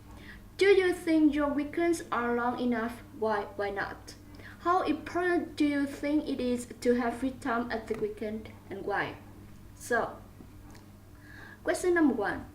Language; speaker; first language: English; non-native, learner; Vietnamese